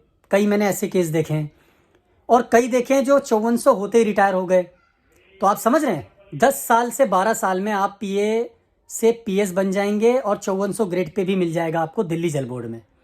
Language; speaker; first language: Hindi; native; Hindi